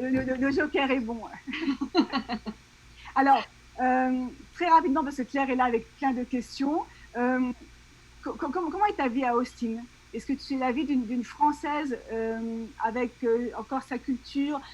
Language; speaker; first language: French; native; French